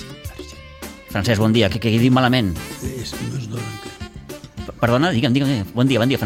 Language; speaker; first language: Catalan; native; Catalan